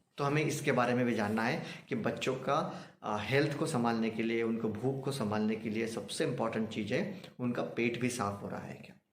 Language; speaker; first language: Hindi; non-native, local second language; Marathi